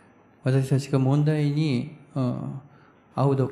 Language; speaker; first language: Japanese; non-native, fluent; Korean